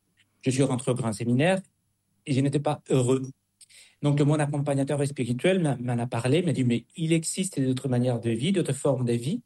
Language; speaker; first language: French; non-native, fluent; Spanish